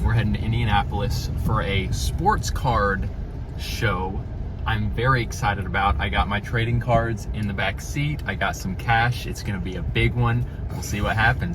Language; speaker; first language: English; native; English